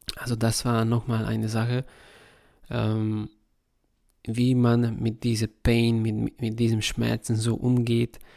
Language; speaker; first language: German; non-native, fluent; Hungarian